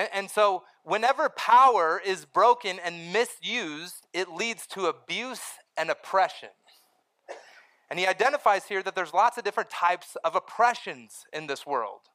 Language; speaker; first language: English; native; English